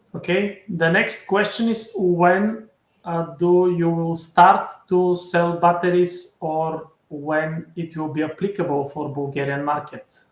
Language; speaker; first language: English; non-native, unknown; Bulgarian